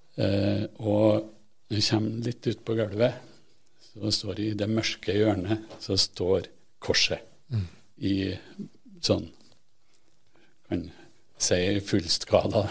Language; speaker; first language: Norwegian; native; Norwegian